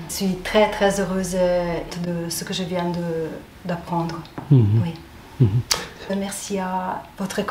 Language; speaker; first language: French; non-native, fluent; Italian